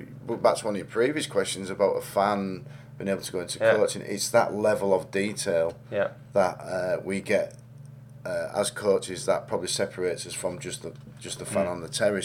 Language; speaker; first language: English; native; English